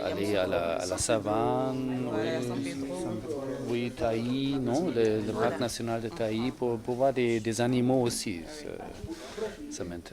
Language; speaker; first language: French; non-native, fluent; German